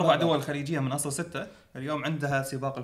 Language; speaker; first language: Arabic; native; Arabic